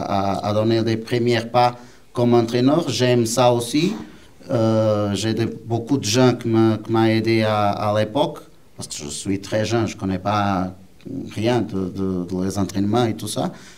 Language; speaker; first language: French; non-native, learner; Portuguese